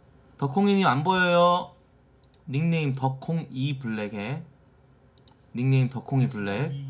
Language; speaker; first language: Korean; native; Korean